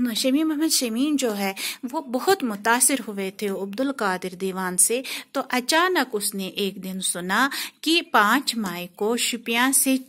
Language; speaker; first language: Urdu; non-native, local second language; Kashmiri